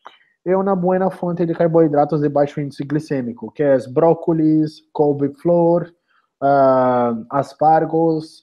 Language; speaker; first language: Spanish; non-native, learner; Portuguese